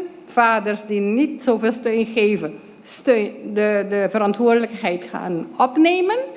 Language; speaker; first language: Dutch; non-native, local second language; Papiamento